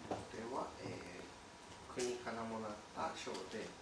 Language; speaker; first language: Japanese; early bilingual, heritage; Japanese